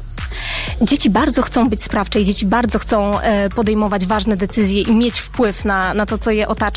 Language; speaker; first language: Polish; native; Polish